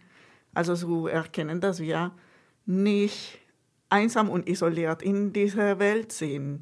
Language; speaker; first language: German; non-native, fluent; Spanish